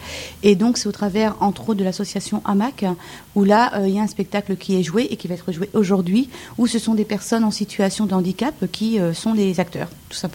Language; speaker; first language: French; native; French